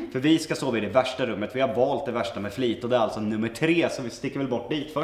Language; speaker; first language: Swedish; native; Swedish